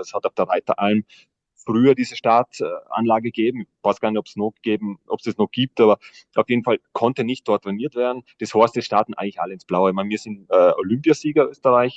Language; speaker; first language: German; native; German